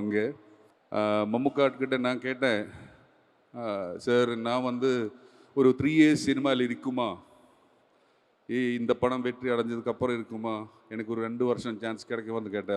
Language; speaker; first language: Tamil; non-native, learner; Malayalam